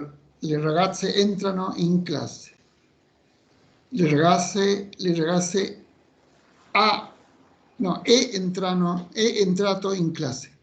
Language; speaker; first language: Italian; non-native, learner; Spanish